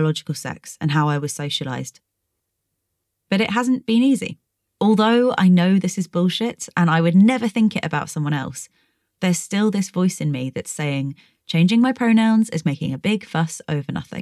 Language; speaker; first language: English; native; English